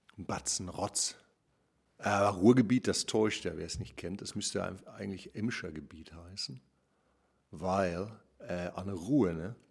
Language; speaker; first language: German; native; German